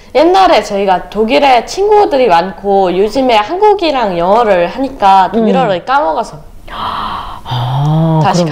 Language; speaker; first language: Korean; early bilingual, other home language; English